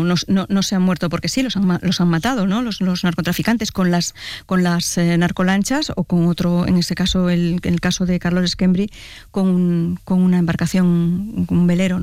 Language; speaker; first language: Spanish; native; Spanish